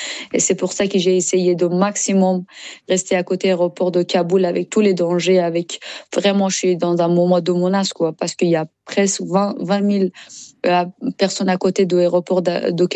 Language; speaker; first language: French; non-native, learner; Persian